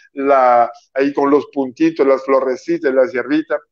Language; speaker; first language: Spanish; non-native, fluent; French